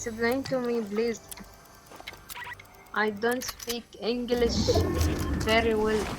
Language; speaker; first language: English; non-native, learner; Arabic